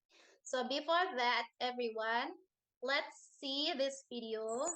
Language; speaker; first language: English; non-native, learner; Indonesian